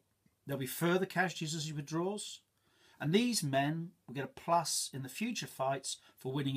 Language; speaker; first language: English; native; English